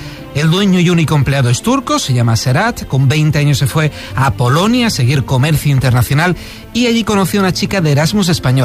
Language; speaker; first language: Spanish; native; Spanish